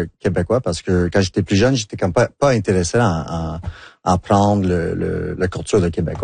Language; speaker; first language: French; non-native, local second language; English